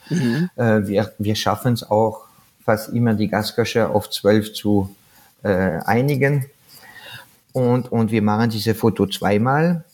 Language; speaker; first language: German; non-native, fluent; French